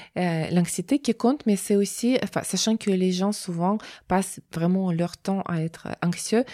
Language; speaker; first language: French; non-native, fluent; Russian